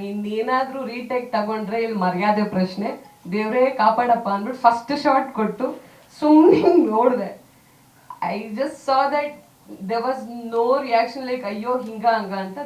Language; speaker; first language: Kannada; native; Kannada